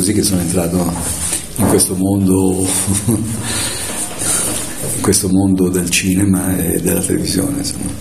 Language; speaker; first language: Italian; native; Italian